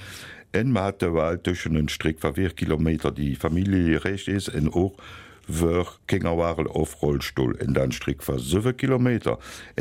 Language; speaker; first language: German; native; German